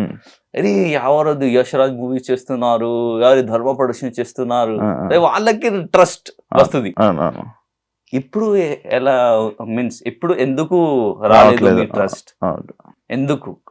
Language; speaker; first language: Telugu; non-native, learner; Hindi